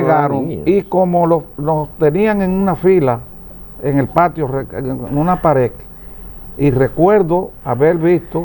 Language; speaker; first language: Spanish; native; Spanish